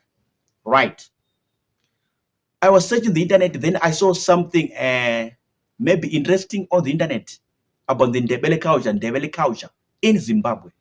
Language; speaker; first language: English; non-native, local second language; Shona